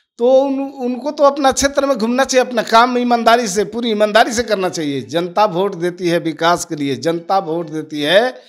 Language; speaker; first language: Hindi; native; Hindi